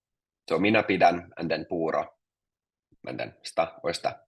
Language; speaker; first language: Finnish; non-native, fluent; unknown